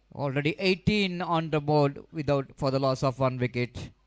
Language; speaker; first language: English; non-native, local second language; Kannada